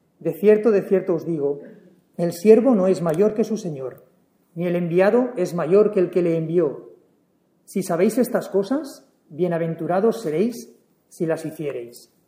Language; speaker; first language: Spanish; native; Spanish